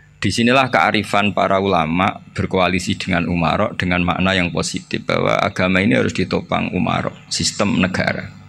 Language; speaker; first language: Indonesian; non-native, local second language; Javanese